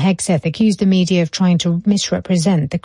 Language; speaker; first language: English; native; English